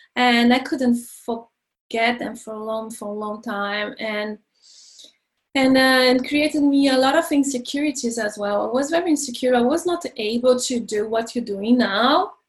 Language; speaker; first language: English; non-native, learner; Portuguese